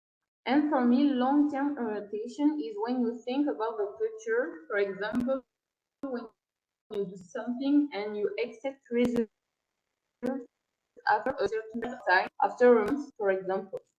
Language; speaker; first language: English; non-native, learner; French